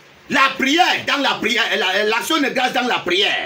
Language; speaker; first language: French; non-native, local second language; English